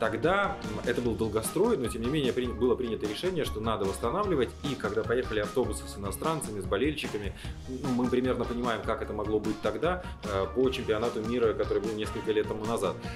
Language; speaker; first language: Russian; native; Russian